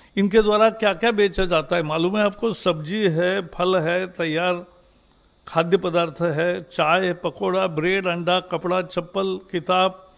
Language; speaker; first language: Hindi; native; Hindi